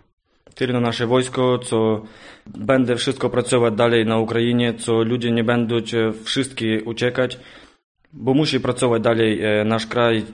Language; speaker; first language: Polish; non-native, learner; Ukrainian